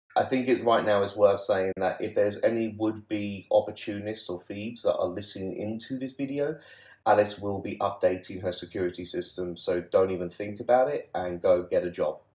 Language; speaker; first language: English; native; English